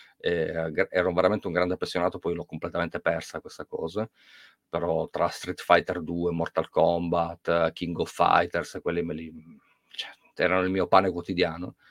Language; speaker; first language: Italian; native; Italian